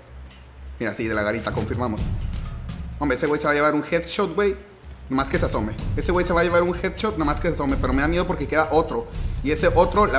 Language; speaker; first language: Spanish; native; Spanish